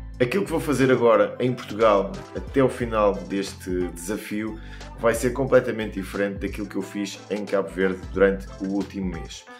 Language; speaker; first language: Portuguese; native; Portuguese